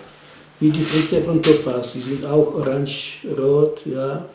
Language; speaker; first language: German; non-native, fluent; Czech